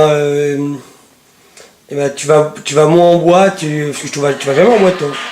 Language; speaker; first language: French; native; French